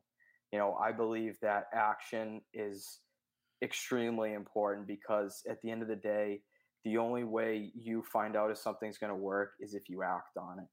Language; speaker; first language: English; native; English